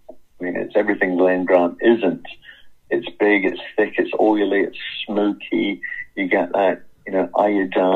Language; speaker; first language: English; native; English